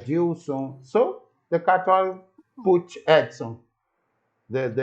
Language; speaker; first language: English; non-native, learner; Portuguese